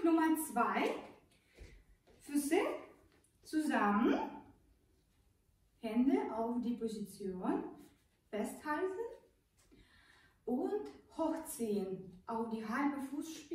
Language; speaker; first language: German; non-native, learner; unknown